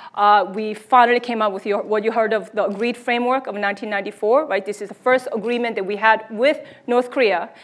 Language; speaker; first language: English; early bilingual, other home language; Korean